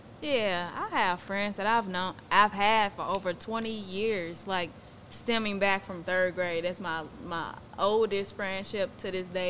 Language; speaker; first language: English; native; English